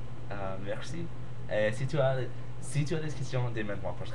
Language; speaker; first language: French; non-native, learner; English